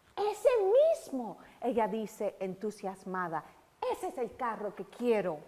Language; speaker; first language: Spanish; early bilingual, heritage; Spanish